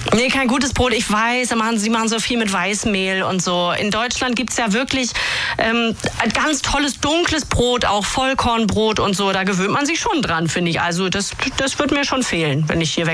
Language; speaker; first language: German; native; German